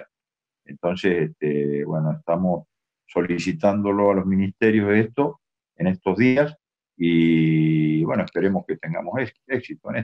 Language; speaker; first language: Spanish; native; Spanish